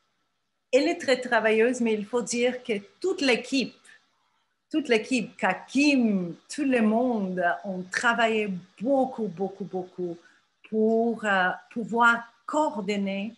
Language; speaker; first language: French; non-native, fluent; Turkish